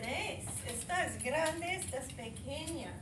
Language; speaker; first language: Spanish; non-native, fluent; English